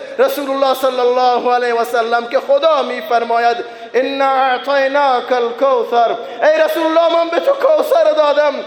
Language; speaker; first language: Persian; non-native, local second language; Baluchi